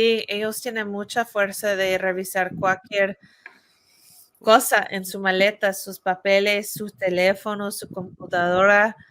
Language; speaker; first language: Spanish; non-native, fluent; English